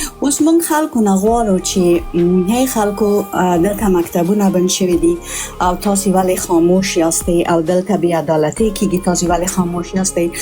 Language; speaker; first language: Pashto; non-native, local second language; Persian